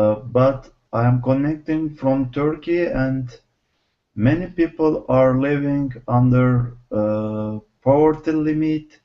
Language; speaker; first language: English; non-native, learner; Turkish